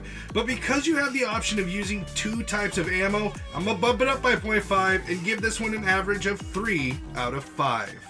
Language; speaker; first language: English; native; English